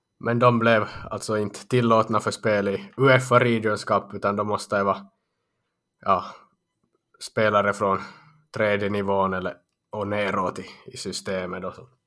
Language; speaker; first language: Swedish; native; Swedish